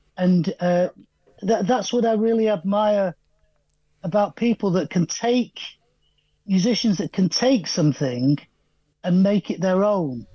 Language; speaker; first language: English; native; English